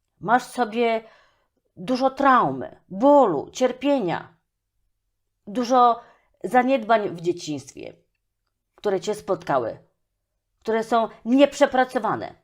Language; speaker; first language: Polish; native; Polish